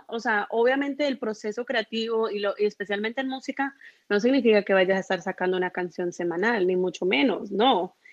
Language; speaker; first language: Spanish; early bilingual, heritage; Spanish